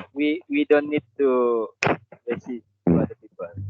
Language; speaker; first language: English; non-native, local second language; Malay